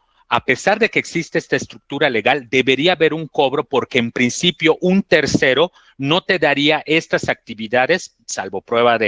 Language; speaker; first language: Spanish; native; Spanish